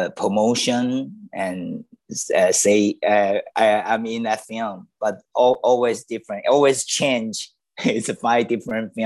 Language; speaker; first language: English; non-native, learner; Chinese